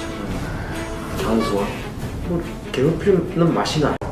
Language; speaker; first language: Korean; native; Korean